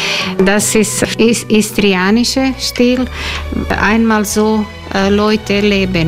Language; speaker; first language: German; non-native, learner; Croatian